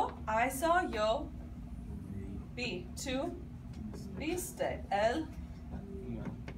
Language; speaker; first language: Spanish; non-native, fluent; English